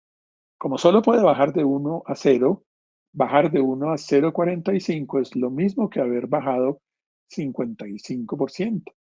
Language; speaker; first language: Spanish; native; Spanish